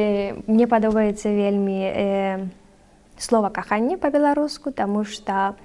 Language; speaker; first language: Belarusian; non-native, local second language; Russian